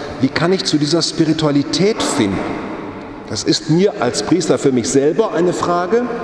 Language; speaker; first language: German; native; German